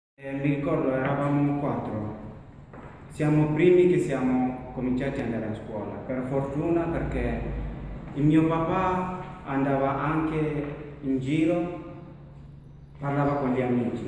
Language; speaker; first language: Italian; non-native, learner; Masai